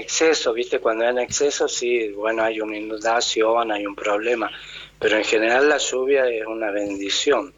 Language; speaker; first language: Spanish; native; Spanish